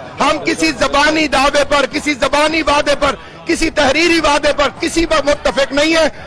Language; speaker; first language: Urdu; non-native, local second language; Saraiki